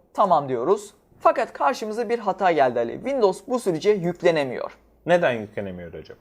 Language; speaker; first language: Turkish; native; Turkish